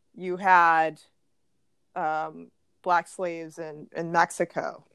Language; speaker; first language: English; native; English